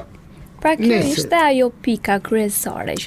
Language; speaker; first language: Albanian; native; Albanian